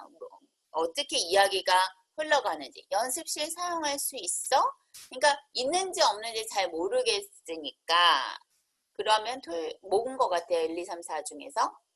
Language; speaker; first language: Korean; native; Korean